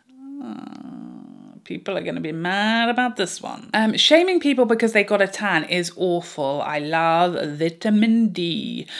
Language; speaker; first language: English; native; English